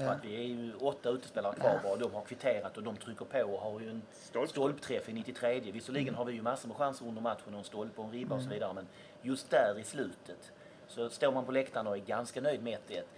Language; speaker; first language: Swedish; native; Swedish